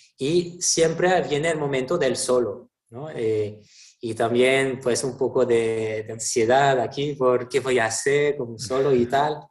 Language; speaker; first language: Spanish; non-native, fluent; French